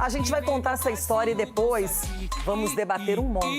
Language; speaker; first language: Portuguese; native; Portuguese